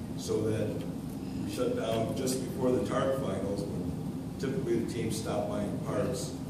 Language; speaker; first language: English; native; English